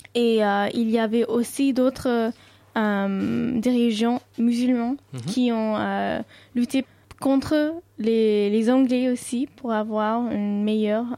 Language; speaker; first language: French; non-native, fluent; Sindhi